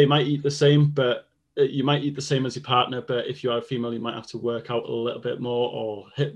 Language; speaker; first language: English; non-native, local second language; Welsh